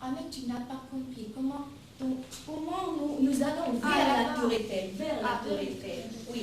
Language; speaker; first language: French; non-native, fluent; Russian